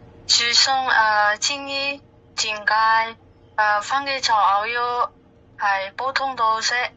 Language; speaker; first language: Cantonese; non-native, learner; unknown